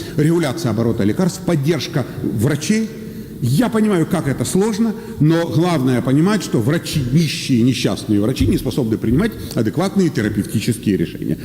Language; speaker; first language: Russian; native; Russian